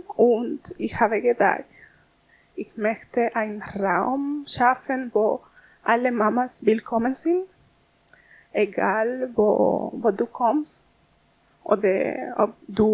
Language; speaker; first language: German; non-native, learner; Spanish